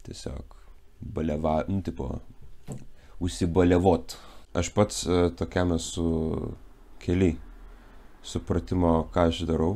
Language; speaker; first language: Lithuanian; native; Lithuanian